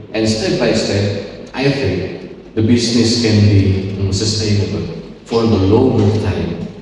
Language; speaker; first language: English; non-native, fluent; Indonesian